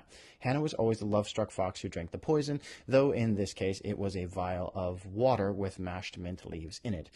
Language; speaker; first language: English; native; English